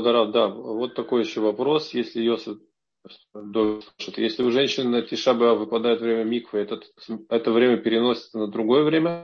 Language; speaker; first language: Russian; native; Russian